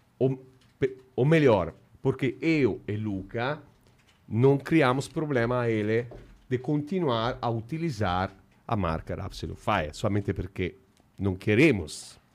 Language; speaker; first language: Portuguese; non-native, fluent; Italian